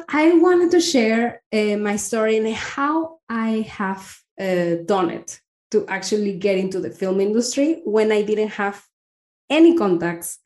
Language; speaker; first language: English; non-native, fluent; Spanish